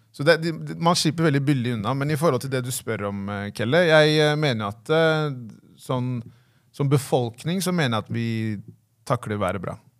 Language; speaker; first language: Norwegian; native; Norwegian